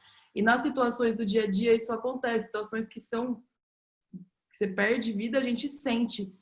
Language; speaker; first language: Portuguese; native; Portuguese